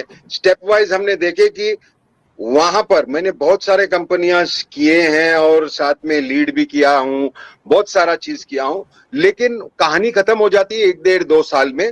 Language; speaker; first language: Hindi; native; Hindi